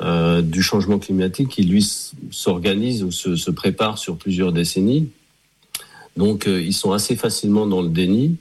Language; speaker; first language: French; native; French